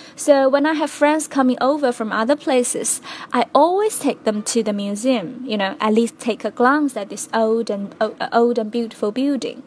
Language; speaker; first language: English; non-native, fluent; Chinese